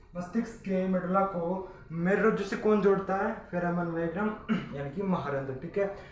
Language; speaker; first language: Hindi; native; Hindi